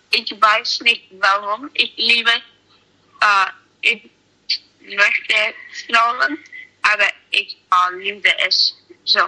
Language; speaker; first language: German; non-native, learner; English